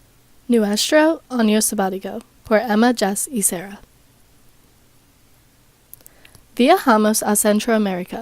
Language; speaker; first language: Spanish; non-native, learner; English